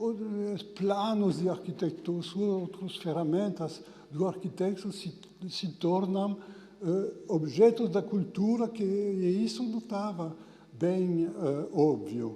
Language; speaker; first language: Portuguese; non-native, fluent; French